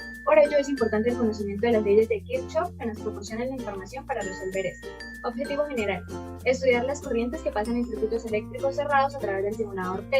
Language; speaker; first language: Spanish; native; Spanish